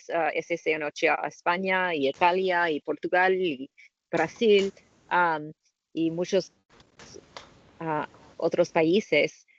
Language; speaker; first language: Spanish; non-native, learner; English